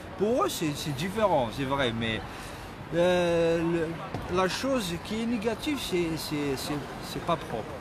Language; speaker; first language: French; non-native, local second language; Arabic